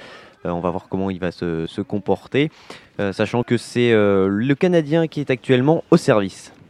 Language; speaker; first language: French; native; French